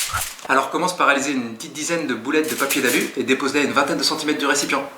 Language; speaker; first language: French; native; French